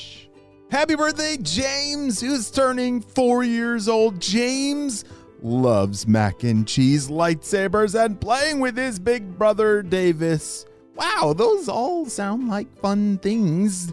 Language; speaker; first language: English; native; English